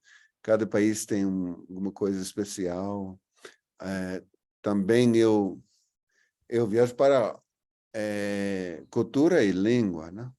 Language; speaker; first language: Portuguese; non-native, fluent; English